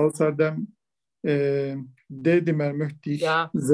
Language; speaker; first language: German; non-native, learner; Turkish